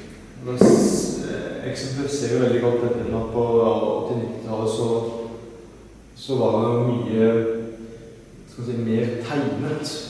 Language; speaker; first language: Norwegian; native; Norwegian